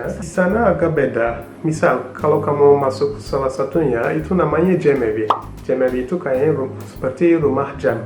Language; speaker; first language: Indonesian; non-native, fluent; Turkish